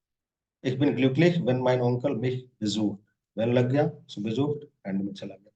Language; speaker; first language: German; non-native, fluent; Hindi